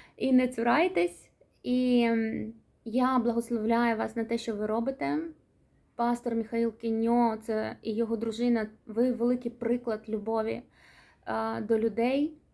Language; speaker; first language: Ukrainian; non-native, local second language; Russian